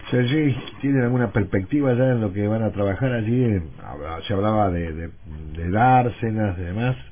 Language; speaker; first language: Spanish; native; Spanish